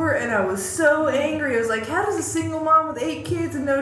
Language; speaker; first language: English; native; English